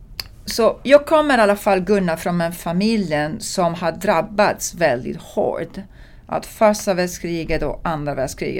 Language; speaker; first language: Swedish; non-native, fluent; Italian